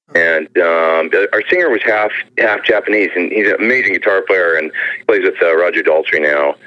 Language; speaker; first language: English; native; English